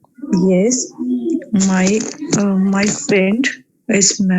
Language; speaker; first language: English; non-native, learner; Hindi